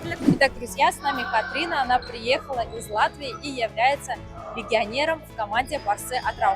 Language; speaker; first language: Russian; native; Russian